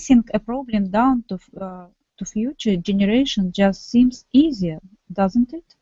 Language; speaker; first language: English; non-native, learner; Russian